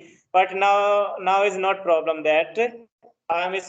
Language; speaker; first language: English; non-native, learner; Hindi